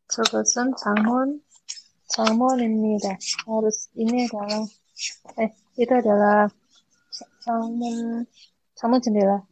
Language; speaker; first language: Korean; non-native, learner; Indonesian